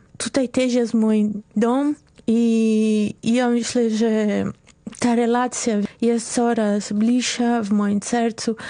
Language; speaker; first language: Polish; non-native, fluent; Portuguese